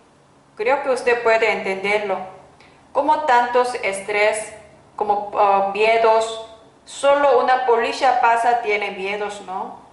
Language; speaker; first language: Spanish; non-native, fluent; Korean